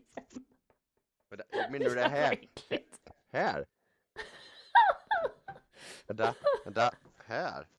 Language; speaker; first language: Swedish; native; Swedish